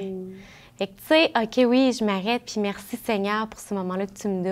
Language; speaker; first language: French; native; French